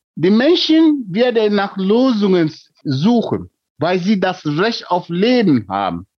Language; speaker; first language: German; non-native, fluent; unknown